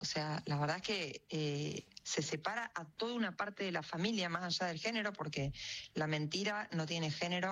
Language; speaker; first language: Spanish; native; Spanish